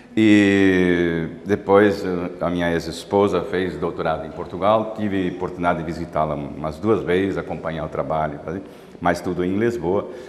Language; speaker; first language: Portuguese; native; Portuguese